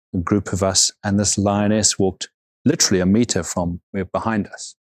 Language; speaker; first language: English; native; English